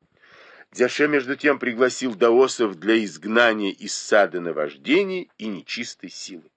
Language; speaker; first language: Russian; native; Russian